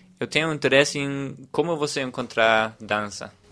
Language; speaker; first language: Portuguese; non-native, learner; German